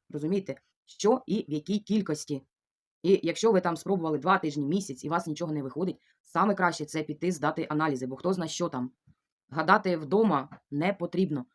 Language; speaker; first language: Ukrainian; non-native, local second language; Russian